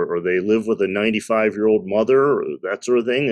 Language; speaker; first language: English; native; English